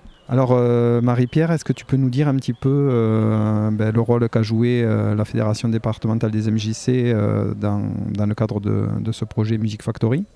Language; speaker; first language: French; native; French